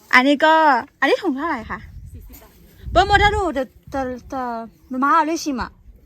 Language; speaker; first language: Thai; non-native, local second language; Karen languages